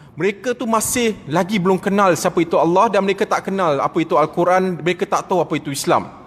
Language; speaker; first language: Malay; native; Malay